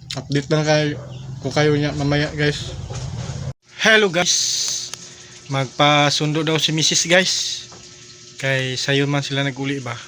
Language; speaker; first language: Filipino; non-native, local second language; Cebuano